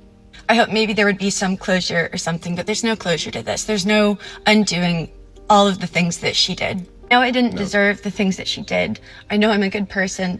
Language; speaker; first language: English; native; English